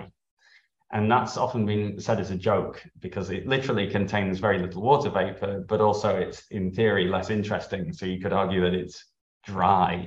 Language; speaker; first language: English; native; English